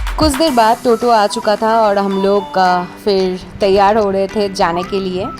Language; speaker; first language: Hindi; non-native, local second language; Bangla